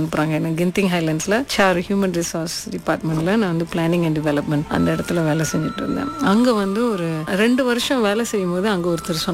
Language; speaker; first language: Tamil; early bilingual, heritage; Tamil